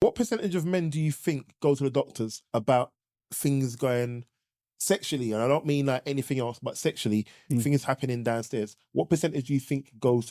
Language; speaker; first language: English; native; English